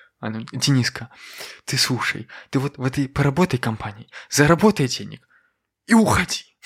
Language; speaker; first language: Russian; native; Russian